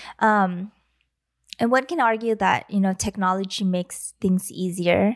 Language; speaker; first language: English; early bilingual, other home language; Vietnamese